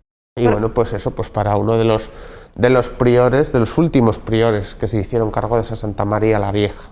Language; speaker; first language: Spanish; native; Spanish